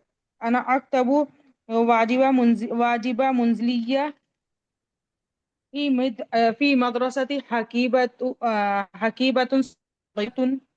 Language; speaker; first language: Arabic; non-native, learner; Urdu